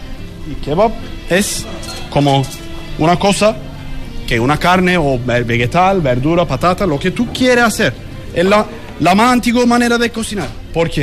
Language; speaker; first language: Spanish; non-native, fluent; Turkish